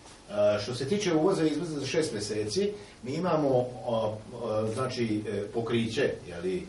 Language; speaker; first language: Serbian; native; Serbian